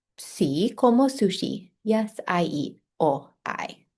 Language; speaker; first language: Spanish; non-native, fluent; English